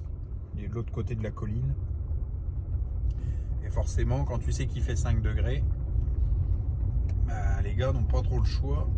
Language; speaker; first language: French; native; French